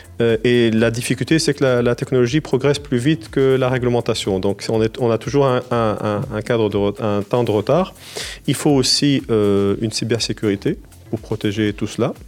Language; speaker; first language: French; non-native, local second language; Arabic